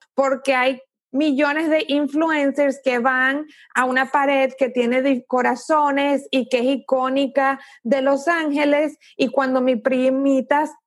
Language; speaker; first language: Spanish; native; Spanish